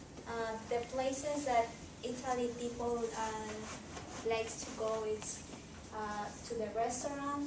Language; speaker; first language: English; non-native, learner; Spanish